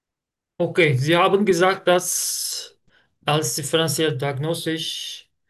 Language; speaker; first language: German; non-native, learner; Turkish